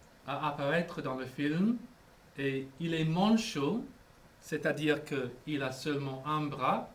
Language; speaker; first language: French; non-native, fluent; English